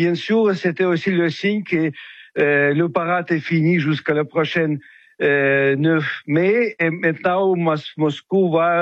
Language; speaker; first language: French; non-native, fluent; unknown